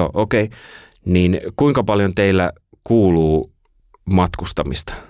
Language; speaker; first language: Finnish; native; Finnish